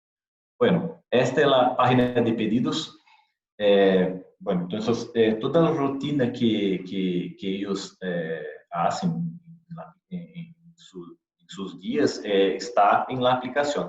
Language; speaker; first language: Spanish; non-native, fluent; Portuguese